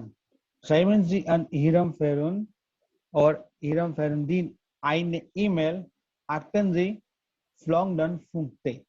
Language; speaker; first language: German; non-native, learner; Gujarati